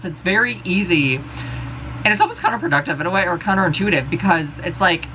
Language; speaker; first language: English; native; English